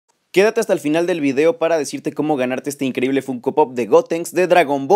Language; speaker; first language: Spanish; native; Spanish